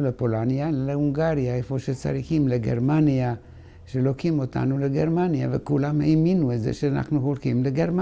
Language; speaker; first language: Hebrew; non-native, fluent; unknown